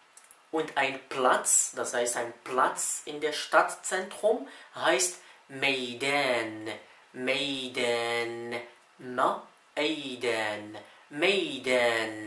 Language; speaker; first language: German; non-native, fluent; Arabic